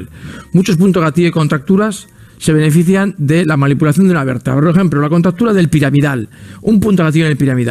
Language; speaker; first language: Spanish; native; Spanish